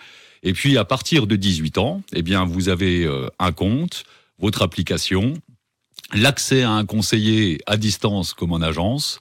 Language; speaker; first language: French; native; French